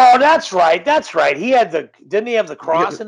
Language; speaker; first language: English; native; English